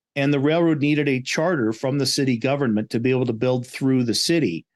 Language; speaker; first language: English; native; English